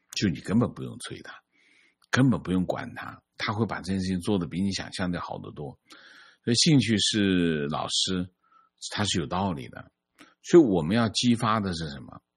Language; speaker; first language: Chinese; native; Chinese